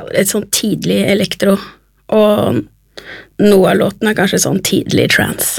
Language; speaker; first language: Norwegian; early bilingual, other home language; Spanish